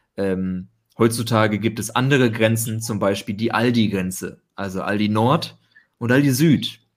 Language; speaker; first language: German; native; German